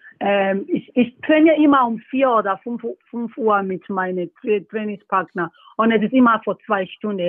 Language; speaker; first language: German; non-native, learner; Yoruba